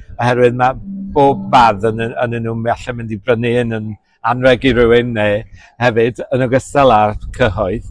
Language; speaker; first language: Welsh; native; Welsh